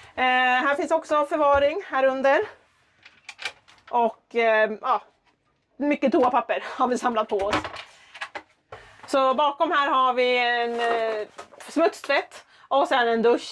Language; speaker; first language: Swedish; native; Swedish